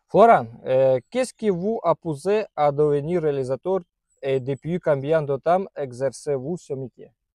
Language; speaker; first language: French; non-native, learner; Russian